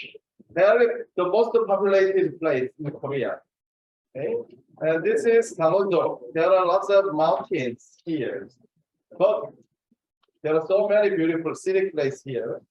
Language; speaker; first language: English; non-native, fluent; Korean